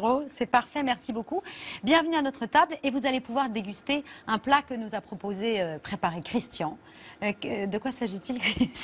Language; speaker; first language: French; native; French